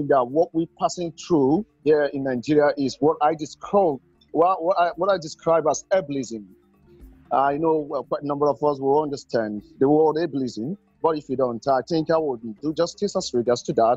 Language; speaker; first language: English; non-native, local second language; Igbo